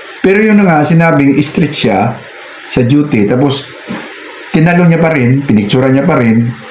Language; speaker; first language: Filipino; native; Filipino